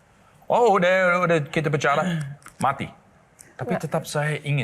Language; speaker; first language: Indonesian; non-native, learner; English